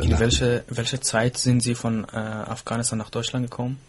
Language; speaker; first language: German; non-native, fluent; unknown